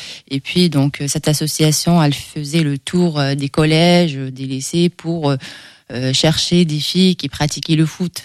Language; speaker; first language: French; non-native, local second language; Arabic